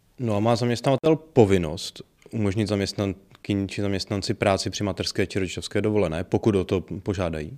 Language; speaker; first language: Czech; native; Czech